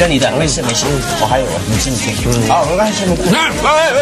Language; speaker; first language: Chinese; native; Chinese